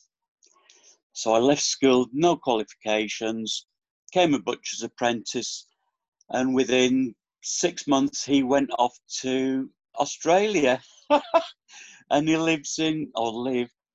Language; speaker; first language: English; native; English